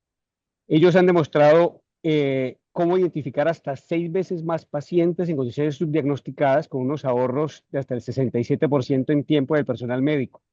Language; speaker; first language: Spanish; native; Spanish